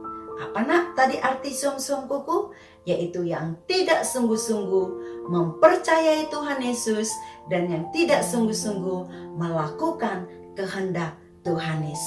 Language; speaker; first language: Indonesian; native; Indonesian